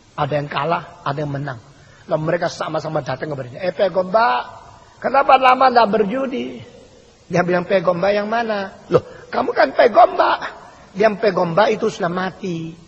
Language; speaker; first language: Indonesian; early bilingual, other home language; Min Nan Chinese